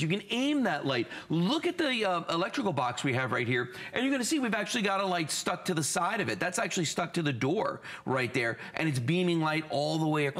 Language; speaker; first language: English; native; English